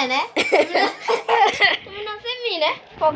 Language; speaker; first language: Portuguese; native; Portuguese